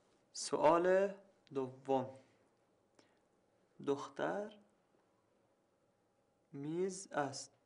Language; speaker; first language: Persian; non-native, learner; Arabic